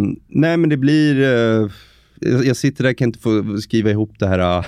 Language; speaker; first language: Swedish; native; Swedish